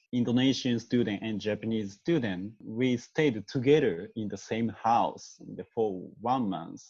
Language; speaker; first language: English; non-native, learner; Japanese